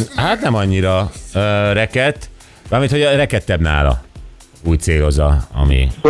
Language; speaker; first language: Hungarian; native; Hungarian